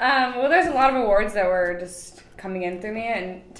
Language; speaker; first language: English; native; English